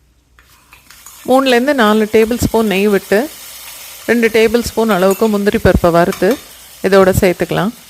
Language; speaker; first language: Tamil; native; Tamil